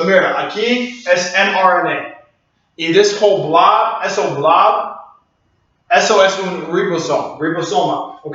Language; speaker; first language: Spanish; non-native, learner; English